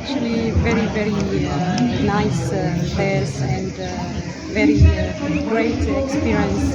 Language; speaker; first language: English; non-native, learner; Arabic